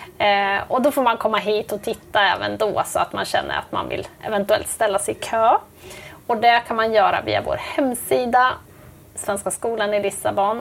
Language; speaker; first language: Swedish; native; Swedish